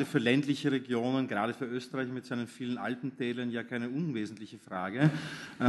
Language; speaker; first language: German; native; German